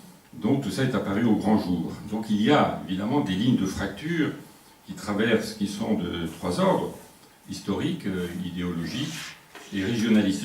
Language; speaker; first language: French; native; French